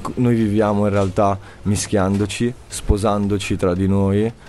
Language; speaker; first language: Italian; native; Italian